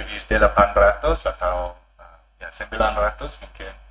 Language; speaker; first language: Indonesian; non-native, learner; English